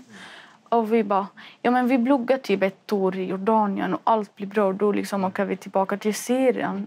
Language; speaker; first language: Swedish; non-native, fluent; Arabic